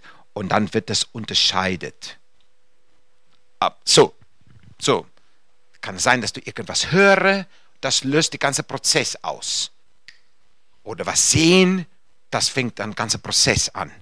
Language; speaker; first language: German; non-native, fluent; English